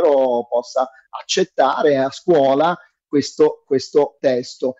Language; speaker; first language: Italian; native; Italian